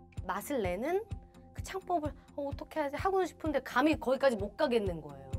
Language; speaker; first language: Korean; native; Korean